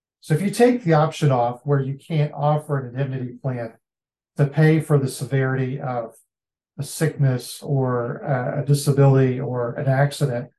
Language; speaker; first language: English; native; English